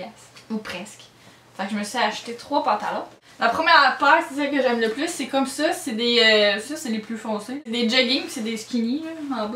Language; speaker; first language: French; native; French